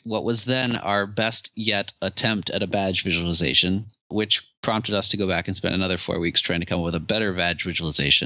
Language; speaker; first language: English; native; English